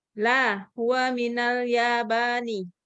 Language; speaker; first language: Arabic; non-native, learner; Indonesian